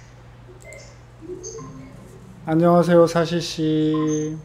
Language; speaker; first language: Korean; native; Korean